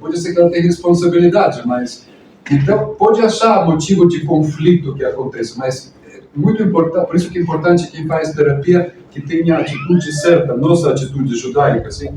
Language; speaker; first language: Portuguese; non-native, fluent; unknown